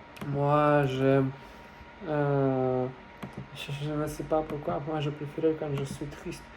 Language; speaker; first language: French; non-native, learner; Russian